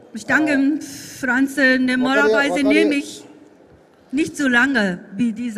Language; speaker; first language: German; non-native, fluent; Japanese